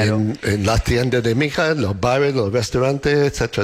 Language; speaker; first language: Spanish; non-native, learner; English